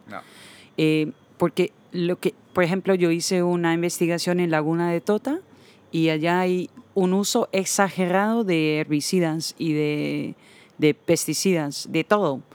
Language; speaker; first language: Spanish; non-native, fluent; Dutch